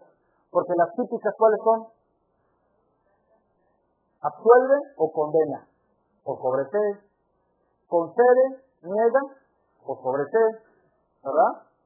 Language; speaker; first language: Spanish; native; Spanish